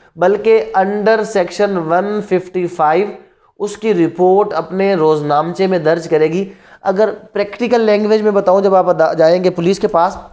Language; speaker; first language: Urdu; non-native, local second language; Punjabi